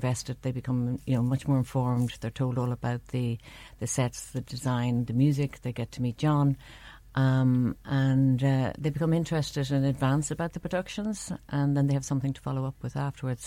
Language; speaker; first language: English; native; English